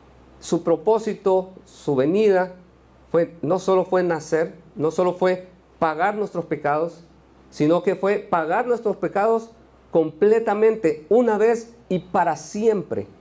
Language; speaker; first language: Spanish; native; Spanish